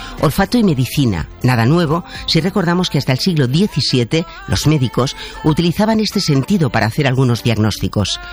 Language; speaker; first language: Spanish; native; Spanish